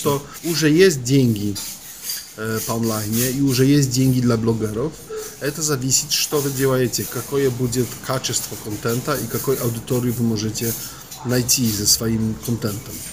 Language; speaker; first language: Russian; non-native, fluent; Polish